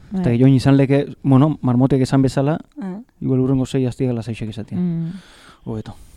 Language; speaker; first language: Basque; native; Basque